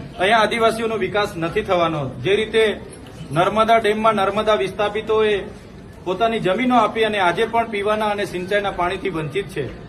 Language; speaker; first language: Gujarati; non-native, local second language; Vasavi